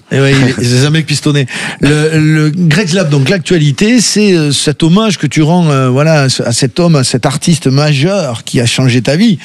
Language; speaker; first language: French; native; French